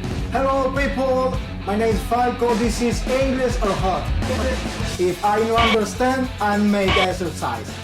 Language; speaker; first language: English; non-native, learner; Spanish